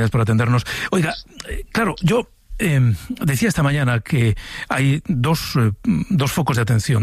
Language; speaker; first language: Spanish; native; Spanish